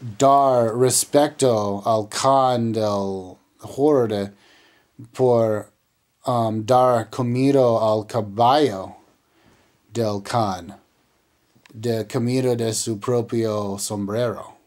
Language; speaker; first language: Spanish; non-native, learner; English